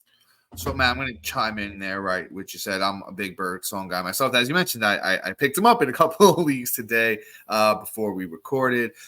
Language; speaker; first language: English; native; English